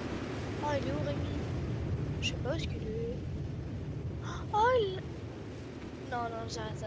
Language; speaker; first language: French; native; French